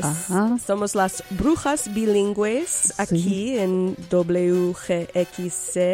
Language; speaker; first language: Spanish; non-native, local second language; English